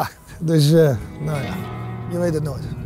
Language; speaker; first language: Dutch; native; Dutch